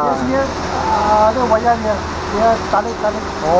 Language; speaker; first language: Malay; non-native, local second language; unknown